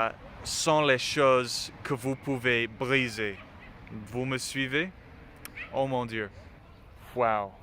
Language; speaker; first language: French; non-native, learner; English